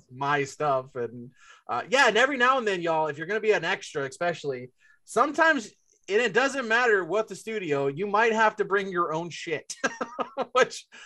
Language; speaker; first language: English; native; English